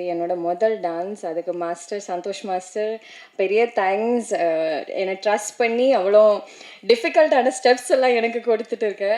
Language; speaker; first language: Tamil; non-native, learner; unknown